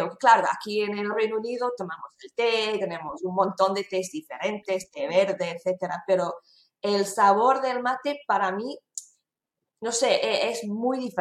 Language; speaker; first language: Spanish; non-native, fluent; English